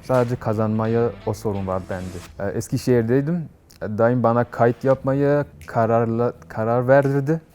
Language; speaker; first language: Turkish; non-native, learner; Persian